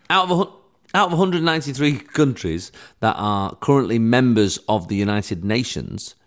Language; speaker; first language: English; native; English